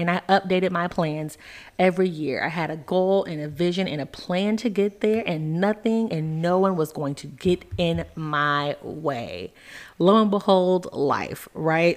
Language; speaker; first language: English; native; English